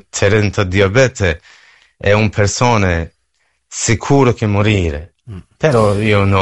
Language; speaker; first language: Italian; non-native, learner; Persian